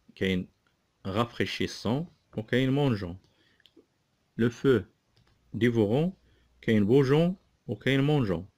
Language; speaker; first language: French; non-native, local second language; Arabic